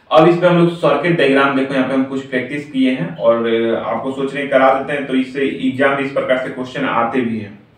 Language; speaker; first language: Hindi; native; Hindi